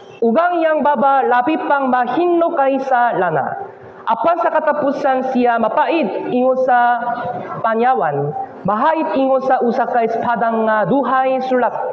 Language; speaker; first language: Cebuano; non-native, fluent; Korean